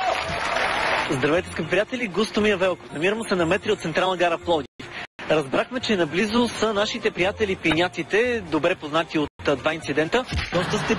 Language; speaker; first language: Bulgarian; native; Bulgarian